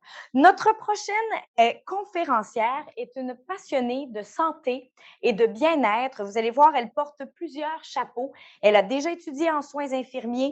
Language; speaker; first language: French; native; French